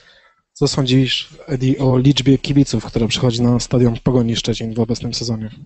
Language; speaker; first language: Polish; native; Polish